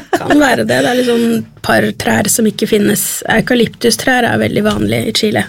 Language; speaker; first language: Norwegian; native; Norwegian